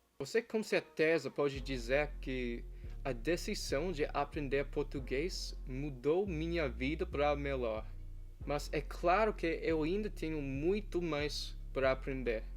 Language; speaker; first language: Portuguese; non-native, fluent; English